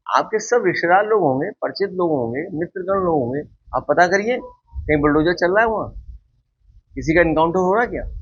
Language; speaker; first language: Hindi; native; Hindi